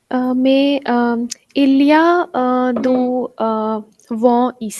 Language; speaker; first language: French; non-native, learner; Hindi